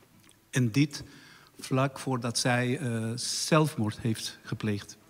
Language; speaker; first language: Dutch; non-native, fluent; Spanish